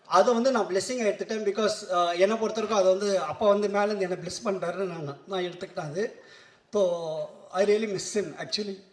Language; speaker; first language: Tamil; non-native, local second language; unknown